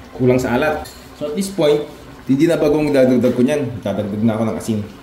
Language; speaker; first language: Filipino; non-native, local second language; Iloko